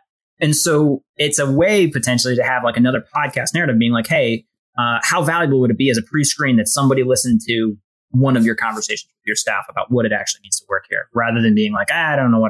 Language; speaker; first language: English; native; English